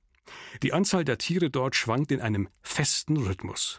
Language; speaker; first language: German; native; German